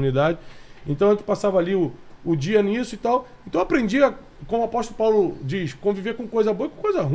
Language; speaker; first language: Portuguese; native; Portuguese